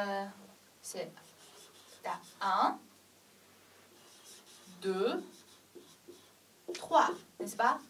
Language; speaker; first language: French; non-native, fluent; Chinese